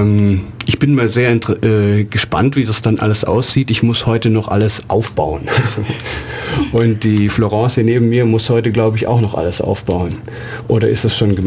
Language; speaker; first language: German; native; German